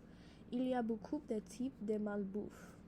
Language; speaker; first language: French; non-native, learner; English